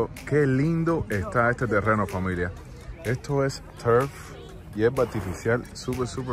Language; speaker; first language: Spanish; native; Spanish